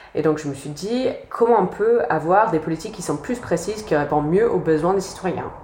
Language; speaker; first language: French; non-native, fluent; English